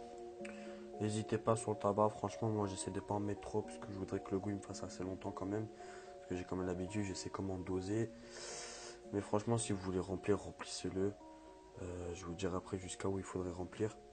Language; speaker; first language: French; native; French